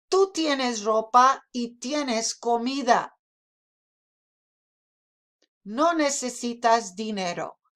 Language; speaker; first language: Spanish; non-native, fluent; English